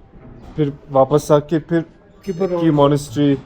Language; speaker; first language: Hindi; non-native, local second language; Tibetan